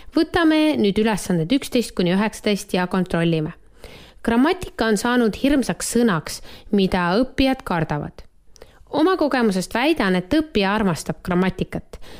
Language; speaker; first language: Estonian; native; Estonian